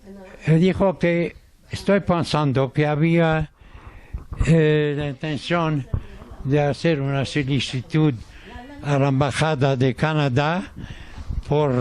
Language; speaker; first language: Spanish; non-native, fluent; Arabic